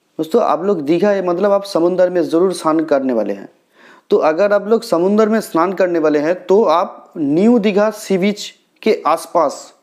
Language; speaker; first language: Hindi; non-native, local second language; Bangla